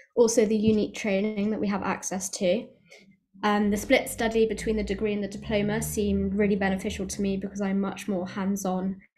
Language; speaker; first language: English; native; English